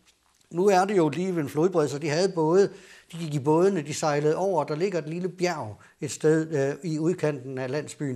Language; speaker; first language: Danish; native; Danish